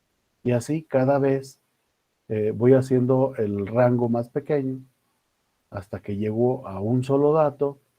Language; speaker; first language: Spanish; native; Spanish